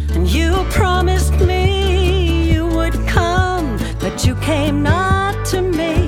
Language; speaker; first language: Danish; non-native, fluent; English